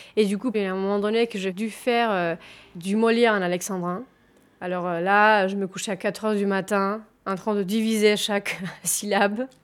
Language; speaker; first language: French; non-native, fluent; Spanish